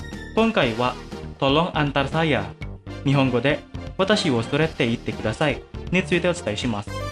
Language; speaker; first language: Japanese; non-native, fluent; Indonesian